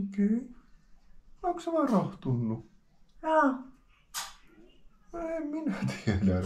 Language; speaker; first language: Finnish; native; Finnish